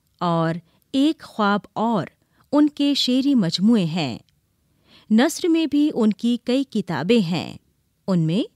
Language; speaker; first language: Urdu; native; Urdu